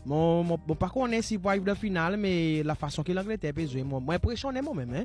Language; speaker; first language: French; non-native, local second language; Seselwa Creole French